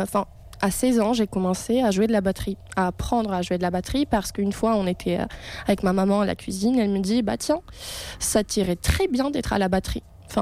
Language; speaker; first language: French; non-native, fluent; Russian